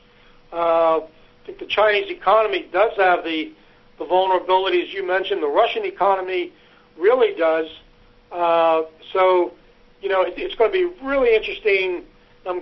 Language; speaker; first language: English; native; English